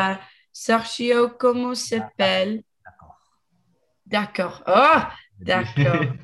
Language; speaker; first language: French; non-native, learner; English